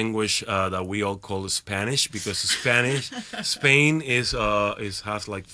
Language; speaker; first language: English; non-native, fluent; Spanish